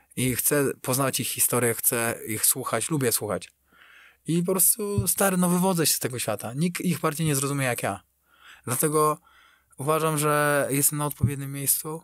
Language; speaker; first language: Polish; native; Polish